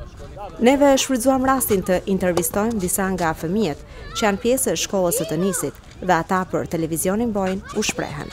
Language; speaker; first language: Albanian; native; Albanian